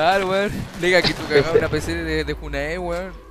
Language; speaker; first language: Spanish; native; Spanish